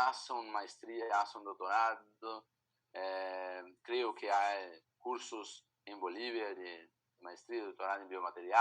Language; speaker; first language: Spanish; non-native, fluent; Portuguese